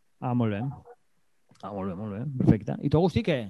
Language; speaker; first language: Catalan; native; Catalan